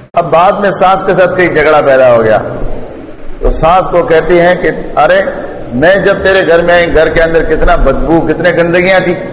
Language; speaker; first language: Urdu; non-native, local second language; Pashto